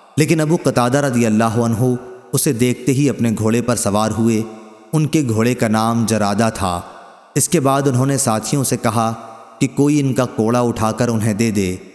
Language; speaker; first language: Urdu; native; Urdu